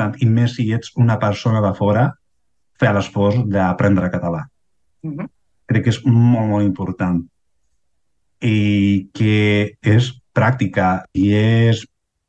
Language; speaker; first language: Catalan; non-native, fluent; Spanish